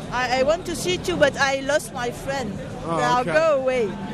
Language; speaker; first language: English; non-native, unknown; French